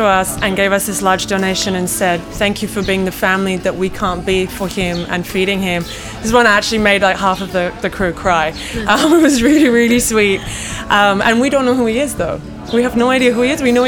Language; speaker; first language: English; native; English